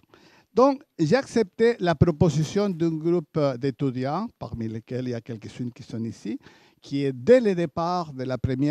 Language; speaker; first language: French; native; French